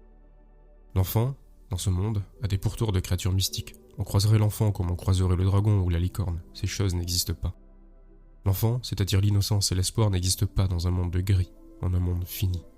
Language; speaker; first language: French; native; French